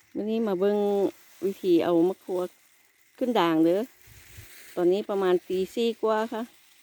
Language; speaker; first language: Thai; native; Thai